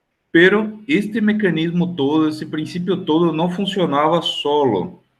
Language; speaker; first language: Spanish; non-native, fluent; Portuguese